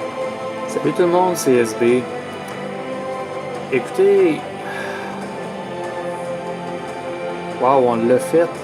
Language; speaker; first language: French; native; French